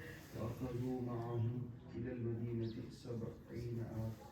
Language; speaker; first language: Arabic; non-native, learner; Urdu